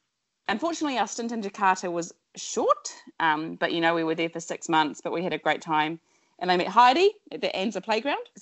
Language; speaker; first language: English; native; English